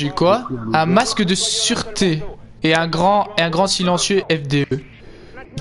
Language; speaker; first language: French; native; French